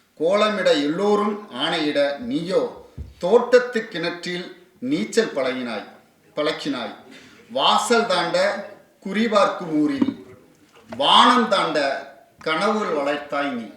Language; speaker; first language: Tamil; native; Tamil